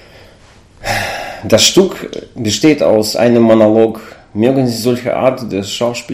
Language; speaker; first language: German; non-native, fluent; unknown